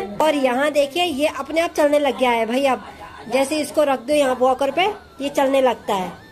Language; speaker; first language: Hindi; native; Hindi